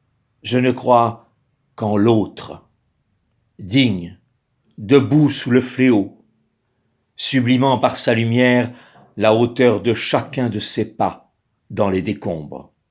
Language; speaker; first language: French; native; French